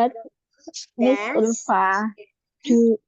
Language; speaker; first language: English; non-native, learner; Indonesian